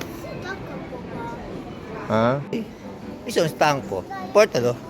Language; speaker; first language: Italian; non-native, learner; Filipino